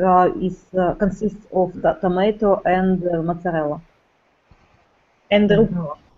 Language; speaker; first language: English; non-native, learner; Russian